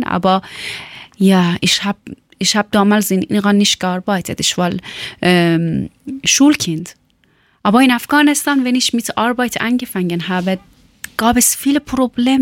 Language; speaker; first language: German; non-native, learner; Persian